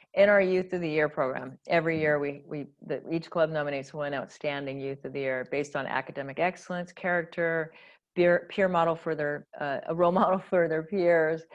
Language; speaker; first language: English; native; English